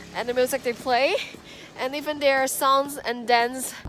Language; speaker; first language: English; non-native, local second language; Cantonese